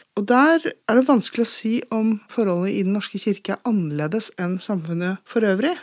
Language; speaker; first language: Norwegian; native; Norwegian